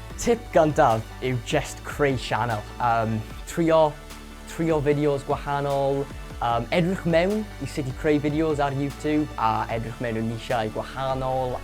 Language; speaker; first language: Welsh; non-native, local second language; English